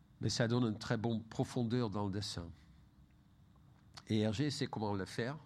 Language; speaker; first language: French; non-native, fluent; Dutch